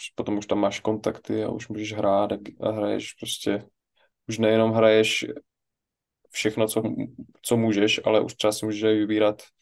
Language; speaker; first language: Czech; native; Czech